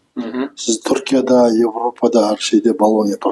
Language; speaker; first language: Turkish; non-native, learner; Kazakh